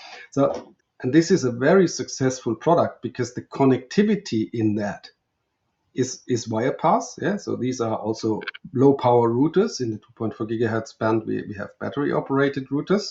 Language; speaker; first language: English; non-native, fluent; German